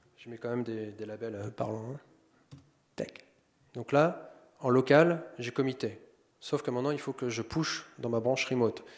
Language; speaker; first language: French; native; French